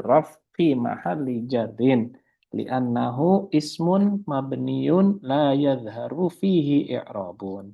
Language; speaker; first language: Arabic; non-native, fluent; Indonesian